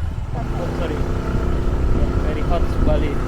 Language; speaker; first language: English; non-native, learner; Indonesian